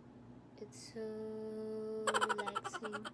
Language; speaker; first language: English; non-native, local second language; Filipino